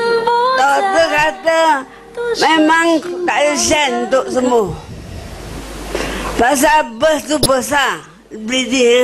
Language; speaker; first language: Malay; non-native, local second language; Chinese